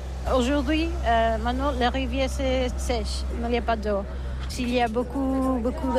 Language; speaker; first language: French; non-native, learner; Catalan